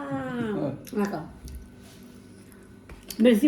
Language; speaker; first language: French; non-native, fluent; Arabic